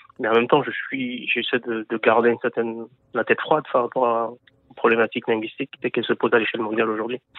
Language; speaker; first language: French; native; French